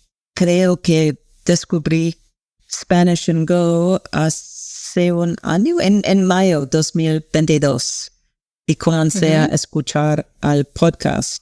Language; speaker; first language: Spanish; non-native, learner; English